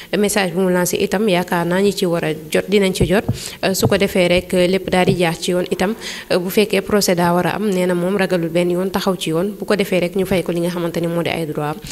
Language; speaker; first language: Wolof; native; Wolof